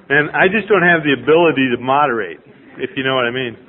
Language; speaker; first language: English; native; English